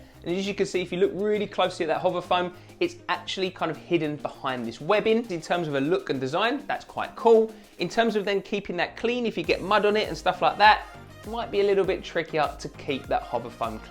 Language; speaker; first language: English; native; English